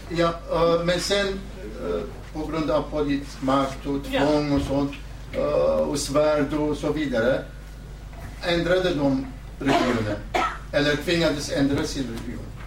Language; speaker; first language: Swedish; non-native, fluent; Southern Kurdish